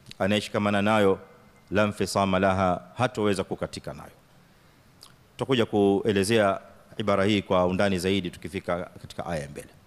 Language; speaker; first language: Swahili; native; Swahili